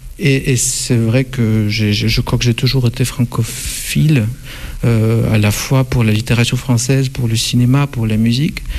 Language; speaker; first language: French; non-native, fluent; Russian